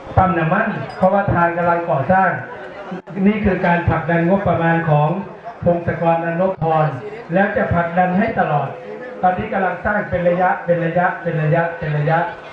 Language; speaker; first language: Thai; native; Thai